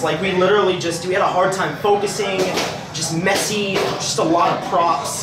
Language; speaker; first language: English; native; English